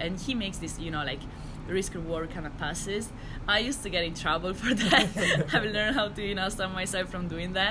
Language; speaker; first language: English; non-native, fluent; Italian